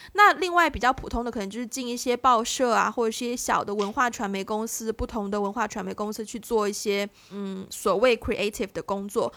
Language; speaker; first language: Chinese; native; Chinese